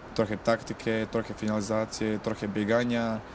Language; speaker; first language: Polish; non-native, learner; Croatian